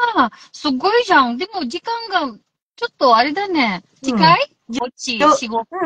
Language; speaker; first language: Japanese; non-native, local second language; Filipino